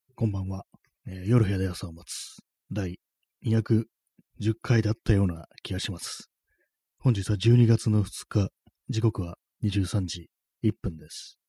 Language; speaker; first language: Japanese; native; Japanese